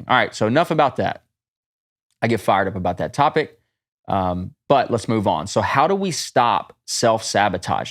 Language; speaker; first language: English; native; English